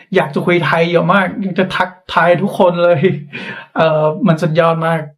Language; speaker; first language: Thai; non-native, fluent; English